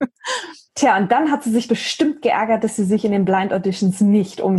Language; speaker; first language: German; native; German